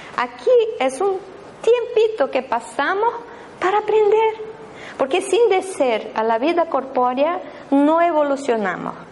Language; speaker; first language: Spanish; non-native, fluent; Portuguese